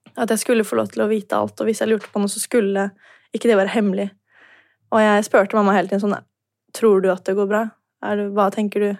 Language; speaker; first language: Norwegian; native; Norwegian